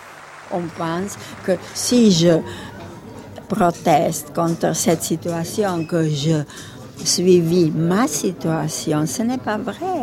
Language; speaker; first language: French; non-native, fluent; Czech